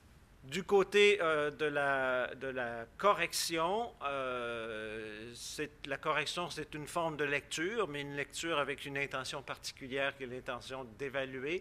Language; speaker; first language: French; native; French